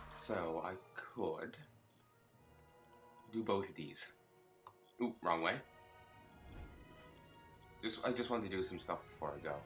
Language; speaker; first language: English; native; English